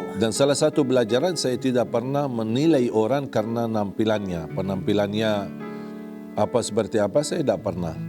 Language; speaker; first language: Indonesian; non-native, fluent; Arabic